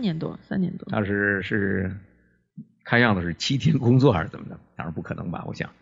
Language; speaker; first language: Chinese; native; Chinese